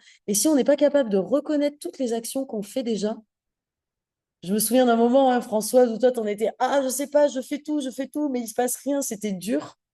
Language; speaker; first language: French; native; French